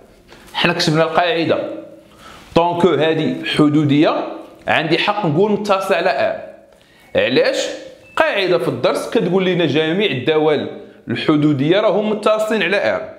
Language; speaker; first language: Arabic; native; Arabic